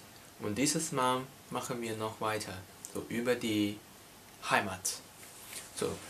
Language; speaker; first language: German; non-native, learner; Cantonese